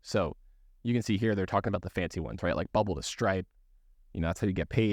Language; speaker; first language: English; native; English